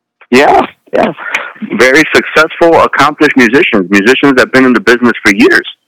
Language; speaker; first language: English; early bilingual, other home language; Spanish